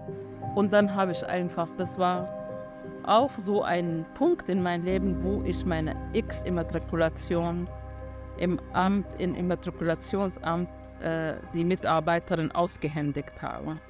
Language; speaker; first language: German; non-native, fluent; Arabic